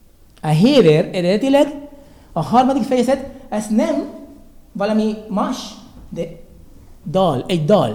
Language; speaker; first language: Hungarian; non-native, learner; Spanish